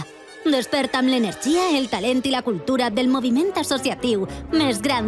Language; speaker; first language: Catalan; native; Catalan